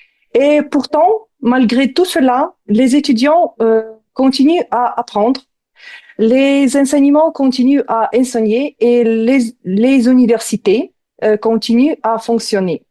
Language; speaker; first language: French; non-native, fluent; Ukrainian